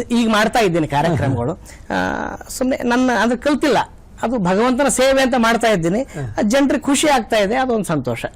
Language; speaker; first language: Kannada; native; Kannada